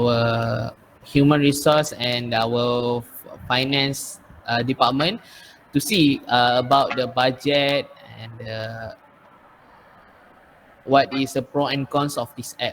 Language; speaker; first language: English; non-native, learner; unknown